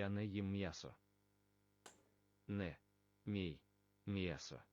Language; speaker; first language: Ukrainian; non-native, learner; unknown